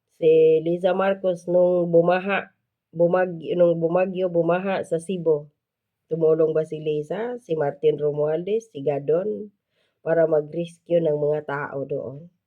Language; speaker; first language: Filipino; native; Filipino